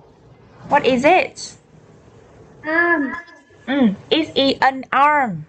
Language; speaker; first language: English; non-native, learner; Vietnamese